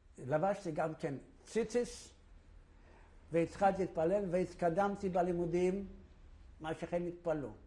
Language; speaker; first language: Hebrew; non-native, fluent; Polish